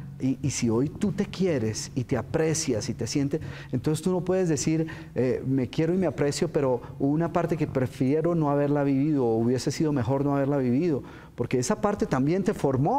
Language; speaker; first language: Spanish; native; Spanish